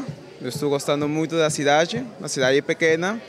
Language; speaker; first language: Portuguese; non-native, learner; Spanish